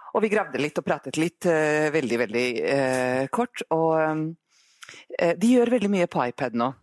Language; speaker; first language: Norwegian; non-native, fluent; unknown